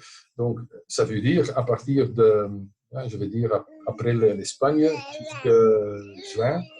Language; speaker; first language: French; non-native, local second language; Dutch